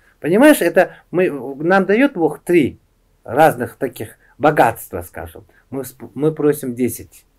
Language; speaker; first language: Russian; non-native, local second language; Uzbek